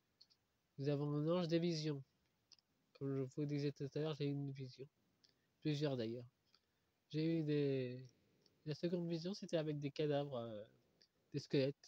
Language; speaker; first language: French; native; French